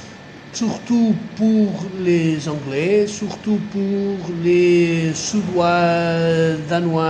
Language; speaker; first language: French; non-native, fluent; Portuguese